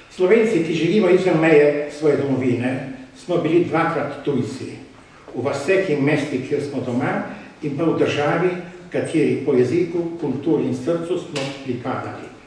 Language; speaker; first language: Slovenian; native; Slovenian